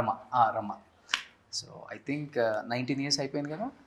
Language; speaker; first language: Telugu; native; Telugu